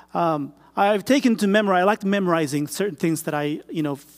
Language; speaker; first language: English; non-native, local second language; Filipino